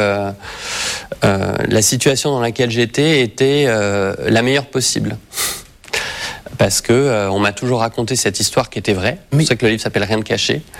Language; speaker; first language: French; native; French